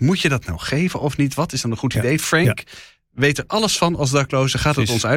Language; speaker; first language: Dutch; native; Dutch